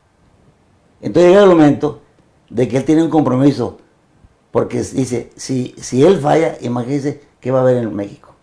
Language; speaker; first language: Spanish; native; Spanish